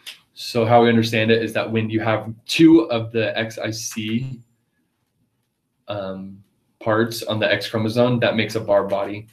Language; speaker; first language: English; native; English